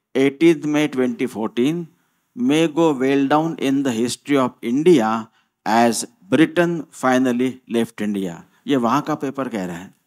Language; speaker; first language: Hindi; non-native, local second language; Marathi